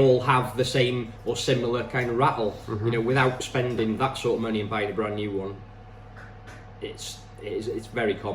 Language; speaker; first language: English; native; English